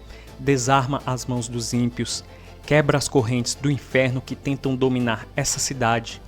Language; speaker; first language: Portuguese; native; Portuguese